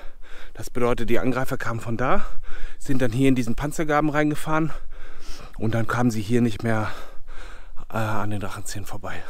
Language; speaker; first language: German; native; German